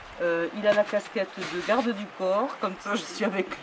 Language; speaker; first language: French; native; French